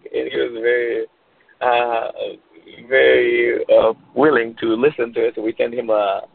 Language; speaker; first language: English; non-native, fluent; Romanian